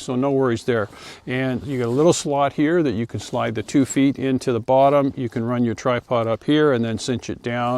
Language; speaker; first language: English; native; English